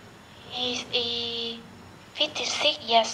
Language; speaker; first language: English; non-native, learner; Vietnamese